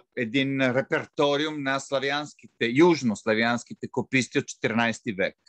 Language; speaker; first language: Bulgarian; non-native, fluent; Italian